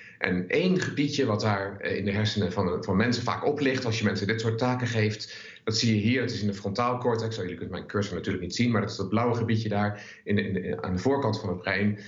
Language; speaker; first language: Dutch; native; Dutch